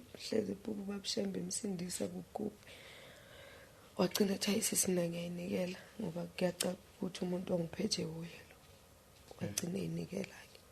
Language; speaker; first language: Zulu; native; Zulu